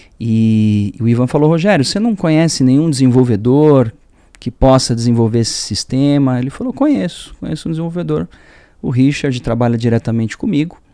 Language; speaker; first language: Portuguese; early bilingual, other home language; French